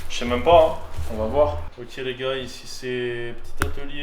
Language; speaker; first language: French; native; French